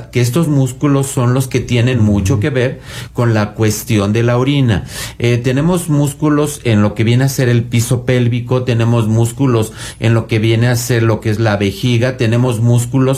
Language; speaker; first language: Spanish; native; Spanish